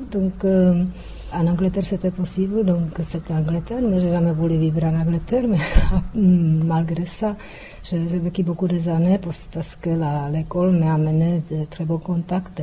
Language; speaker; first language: French; non-native, fluent; Czech